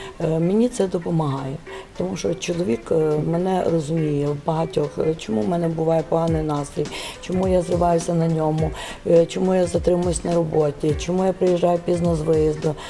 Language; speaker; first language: Ukrainian; non-native, local second language; Russian